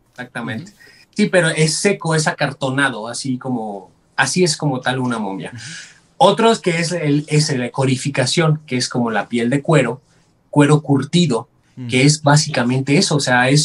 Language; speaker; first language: Spanish; native; Spanish